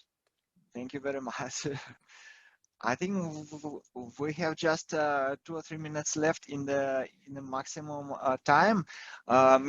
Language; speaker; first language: English; non-native, fluent; Russian